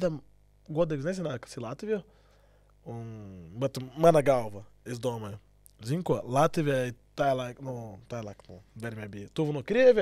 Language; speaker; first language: Latvian; non-native, learner; Portuguese